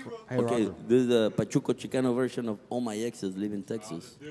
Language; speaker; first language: English; early bilingual, other home language; Spanish